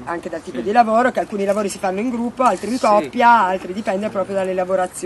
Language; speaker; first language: Italian; native; Italian